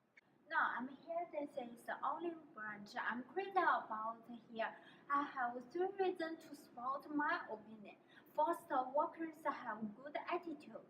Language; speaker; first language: English; non-native, learner; Chinese